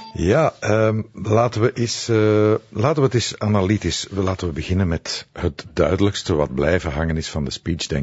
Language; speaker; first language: Dutch; native; Dutch